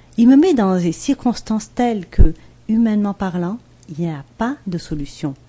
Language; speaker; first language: French; non-native, local second language; Malagasy